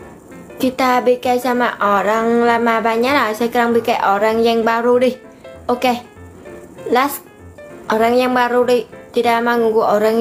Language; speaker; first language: Indonesian; non-native, learner; Vietnamese